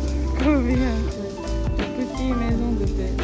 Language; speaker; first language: French; non-native, learner; Japanese